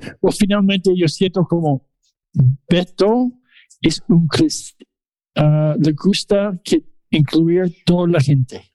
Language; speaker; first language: Spanish; non-native, fluent; English